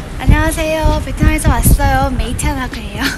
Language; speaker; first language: Korean; non-native, learner; Vietnamese